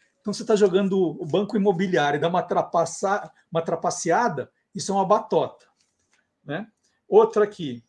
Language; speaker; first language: Portuguese; native; Portuguese